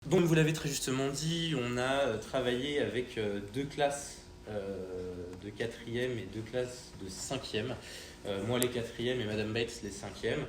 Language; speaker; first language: French; native; French